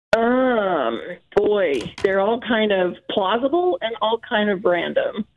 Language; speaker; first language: English; native; English